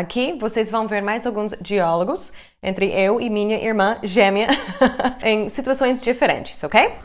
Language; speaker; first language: Portuguese; non-native, fluent; English